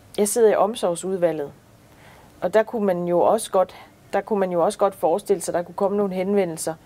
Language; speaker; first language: Danish; native; Danish